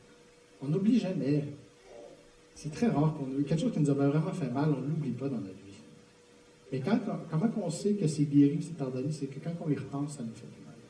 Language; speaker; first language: French; native; French